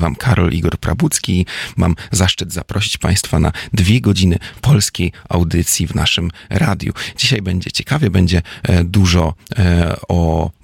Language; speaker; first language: German; non-native, fluent; Polish